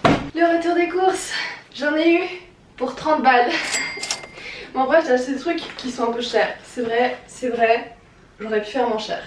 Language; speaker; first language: French; native; French